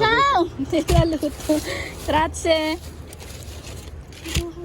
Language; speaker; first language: Italian; non-native, learner; Filipino